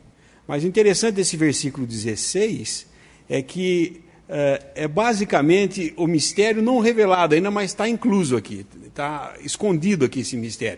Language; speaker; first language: Portuguese; native; Portuguese